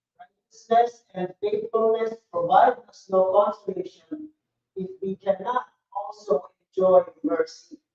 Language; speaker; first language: English; non-native, local second language; Filipino